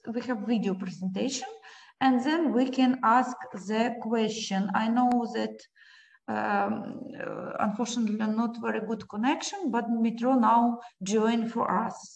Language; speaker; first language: English; non-native, learner; Ukrainian